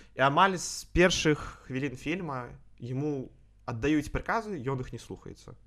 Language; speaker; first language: Belarusian; non-native, local second language; Russian